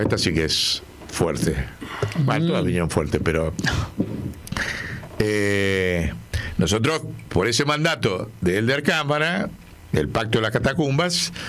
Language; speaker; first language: Spanish; native; Spanish